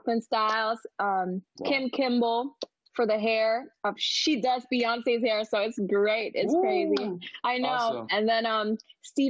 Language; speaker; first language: English; non-native, local second language; Filipino